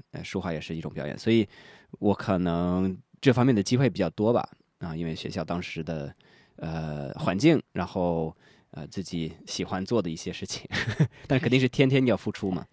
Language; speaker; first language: Chinese; native; Chinese